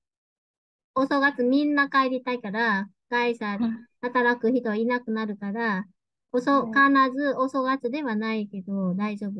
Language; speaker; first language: Japanese; non-native, fluent; Vietnamese